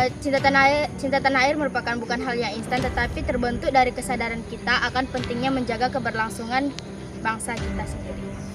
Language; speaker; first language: Indonesian; native; Indonesian